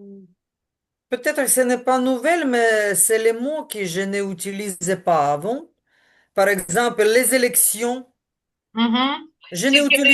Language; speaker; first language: French; non-native, learner; Ukrainian